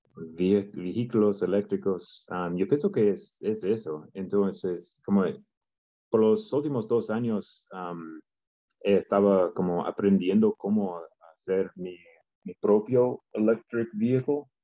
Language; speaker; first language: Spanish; non-native, learner; English